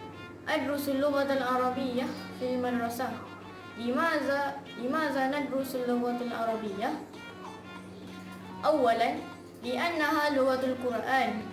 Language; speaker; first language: Arabic; non-native, learner; Malay